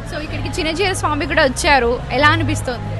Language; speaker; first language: Telugu; native; Telugu